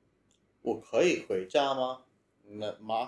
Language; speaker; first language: Chinese; non-native, learner; English